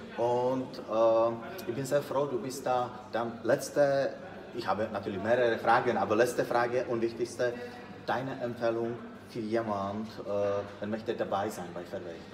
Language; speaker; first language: German; non-native, learner; Czech